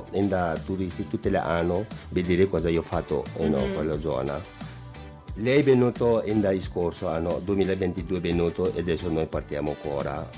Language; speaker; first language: Italian; non-native, learner; Nepali